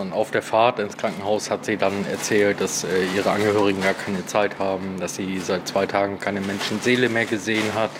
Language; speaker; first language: German; native; German